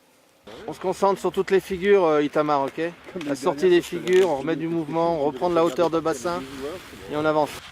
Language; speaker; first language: French; native; French